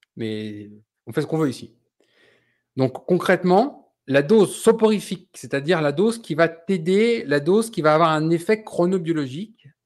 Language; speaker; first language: French; native; French